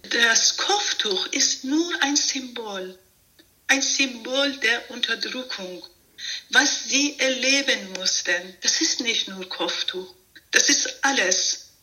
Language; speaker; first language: German; non-native, fluent; Persian